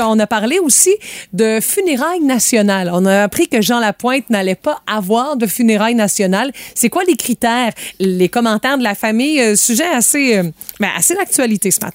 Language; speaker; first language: French; native; French